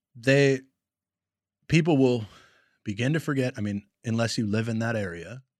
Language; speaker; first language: English; native; English